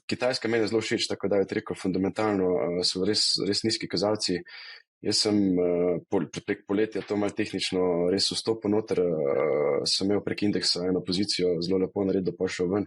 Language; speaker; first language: Slovenian; native; Slovenian